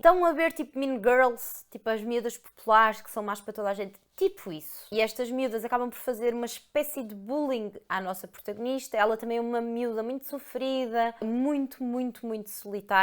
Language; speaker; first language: Portuguese; native; Portuguese